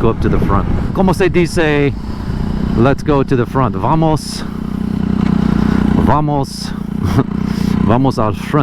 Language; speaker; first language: Spanish; non-native, learner; English